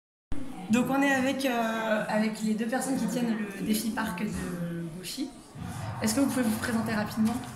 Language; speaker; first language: French; native; French